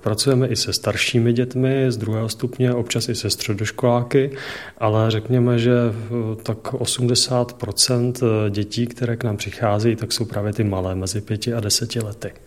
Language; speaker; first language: Czech; native; Czech